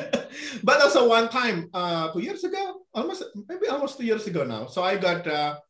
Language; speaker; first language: English; non-native, fluent; Indonesian